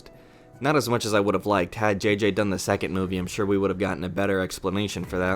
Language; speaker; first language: English; native; English